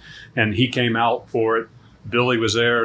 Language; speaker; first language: English; native; English